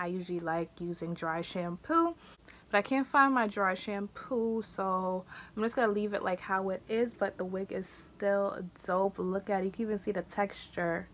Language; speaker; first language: English; native; English